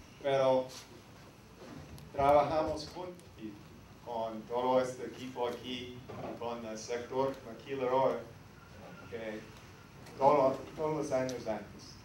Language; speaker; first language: Spanish; non-native, learner; English